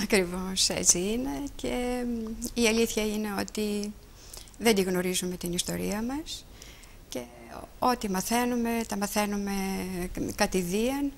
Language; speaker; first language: Greek; native; Greek